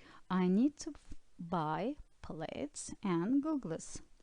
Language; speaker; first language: English; non-native, fluent; Turkish